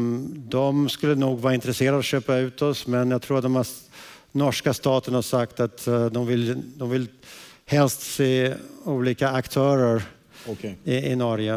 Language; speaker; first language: Swedish; early bilingual, heritage; Swedish